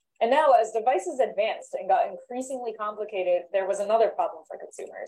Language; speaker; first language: English; native; English